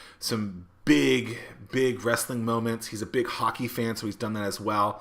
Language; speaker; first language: English; native; English